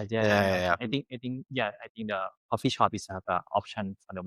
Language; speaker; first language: English; non-native, learner; Thai